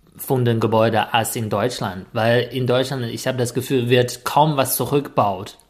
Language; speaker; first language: German; non-native, fluent; Chinese